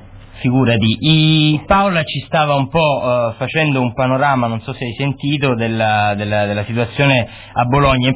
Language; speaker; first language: Italian; native; Italian